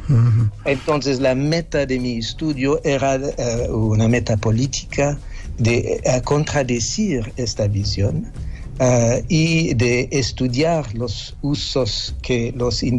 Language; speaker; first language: Spanish; non-native, fluent; French